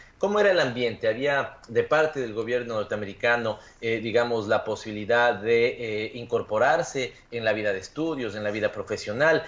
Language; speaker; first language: Spanish; native; Spanish